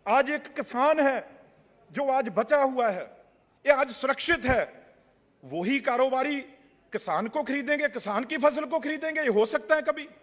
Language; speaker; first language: Hindi; non-native, local second language; Punjabi